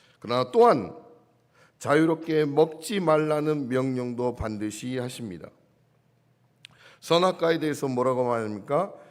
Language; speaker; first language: Korean; native; Korean